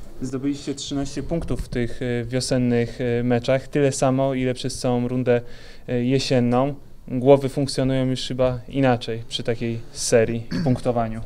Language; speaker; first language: Polish; native; Polish